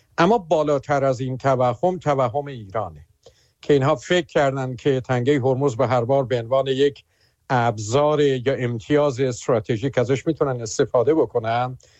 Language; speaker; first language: Persian; native; Persian